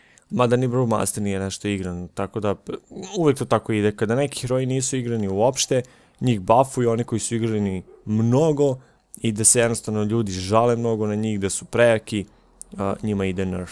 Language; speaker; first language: Serbian; native; Serbian